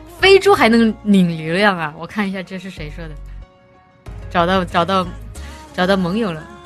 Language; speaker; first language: Chinese; native; Chinese